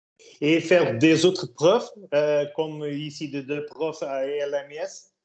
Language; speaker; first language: French; non-native, learner; Portuguese